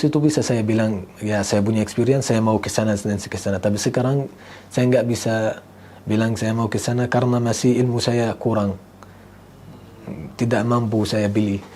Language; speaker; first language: Indonesian; non-native, fluent; Arabic